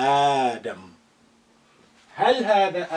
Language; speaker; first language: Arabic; non-native, fluent; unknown